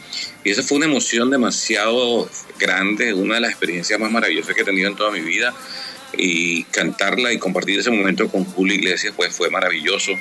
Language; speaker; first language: Spanish; native; Spanish